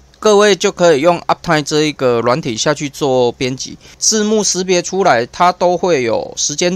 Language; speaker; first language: Chinese; native; Chinese